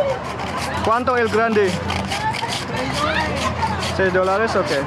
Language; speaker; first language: Spanish; non-native, learner; Indonesian